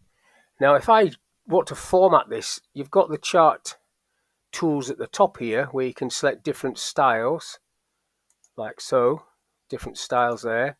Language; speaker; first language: English; native; English